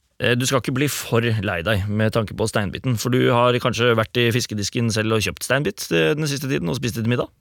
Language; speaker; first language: Norwegian; native; Norwegian